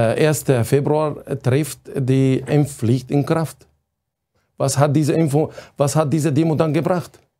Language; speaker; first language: German; non-native, fluent; Arabic